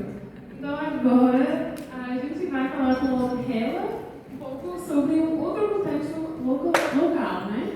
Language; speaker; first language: Portuguese; non-native, learner; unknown